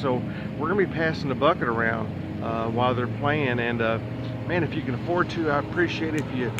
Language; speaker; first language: English; native; English